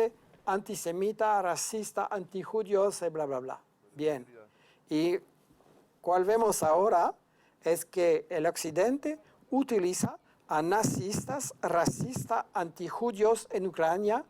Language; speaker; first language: Spanish; non-native, fluent; French